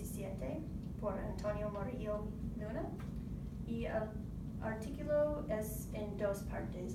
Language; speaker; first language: Spanish; non-native, learner; English